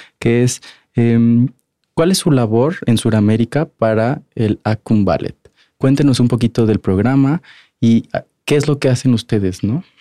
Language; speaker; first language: Spanish; native; Spanish